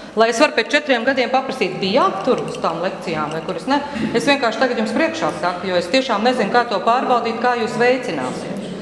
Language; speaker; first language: Latvian; native; Latvian